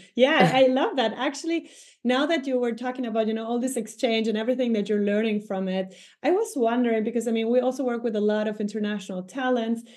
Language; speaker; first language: English; non-native, fluent; Spanish